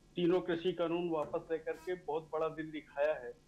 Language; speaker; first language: Hindi; native; Hindi